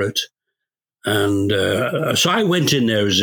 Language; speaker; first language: English; native; English